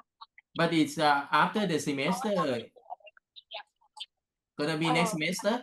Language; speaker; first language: English; non-native, learner; Thai